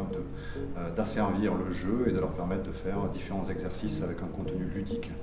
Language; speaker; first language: French; native; French